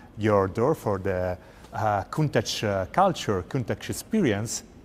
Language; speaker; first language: English; non-native, fluent; Italian